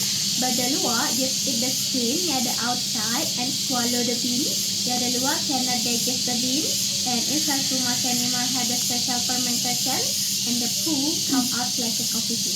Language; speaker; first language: English; non-native, local second language; Indonesian